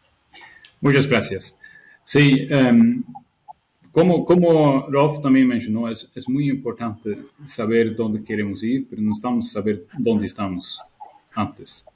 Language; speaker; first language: Spanish; non-native, fluent; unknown